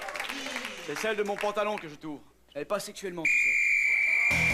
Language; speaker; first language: French; native; French